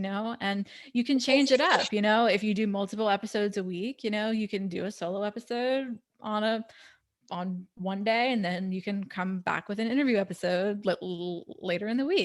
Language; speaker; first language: English; native; English